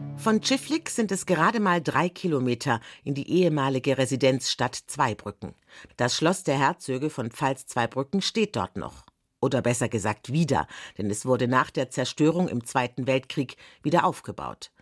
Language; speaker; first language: German; native; German